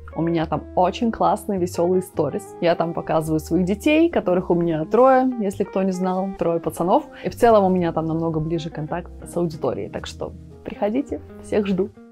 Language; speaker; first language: Russian; native; Russian